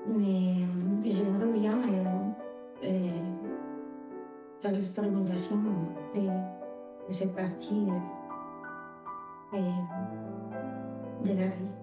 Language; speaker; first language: French; non-native, fluent; Spanish